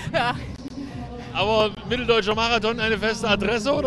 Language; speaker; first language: German; native; German